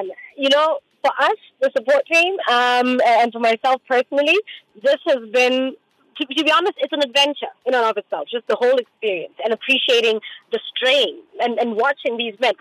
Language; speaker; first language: English; non-native, local second language; Tswana